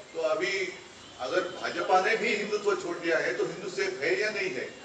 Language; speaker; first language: Hindi; non-native, local second language; Marathi